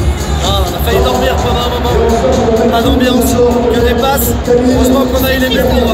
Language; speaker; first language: French; native; French